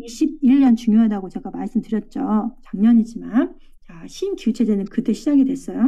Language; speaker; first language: Korean; native; Korean